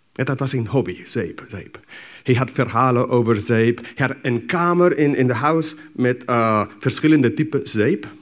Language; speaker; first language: Dutch; non-native, fluent; English